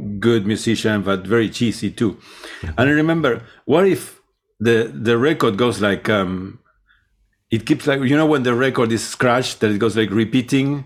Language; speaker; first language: English; non-native, fluent; Spanish